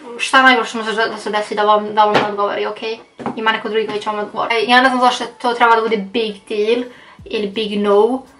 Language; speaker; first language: Bosnian; early bilingual, heritage; Bosnian